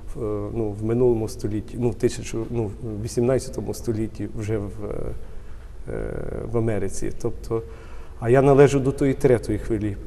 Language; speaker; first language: Ukrainian; early bilingual, heritage; Ukrainian